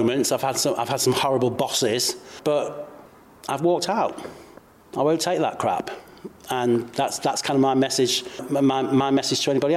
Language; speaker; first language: English; native; English